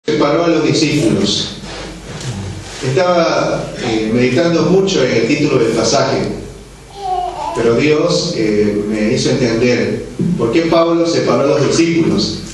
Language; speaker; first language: Spanish; non-native, fluent; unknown